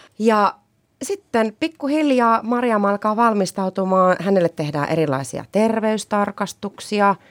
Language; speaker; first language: Finnish; native; Finnish